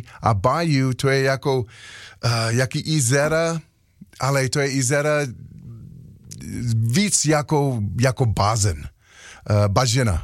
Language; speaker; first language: Slovak; non-native, learner; English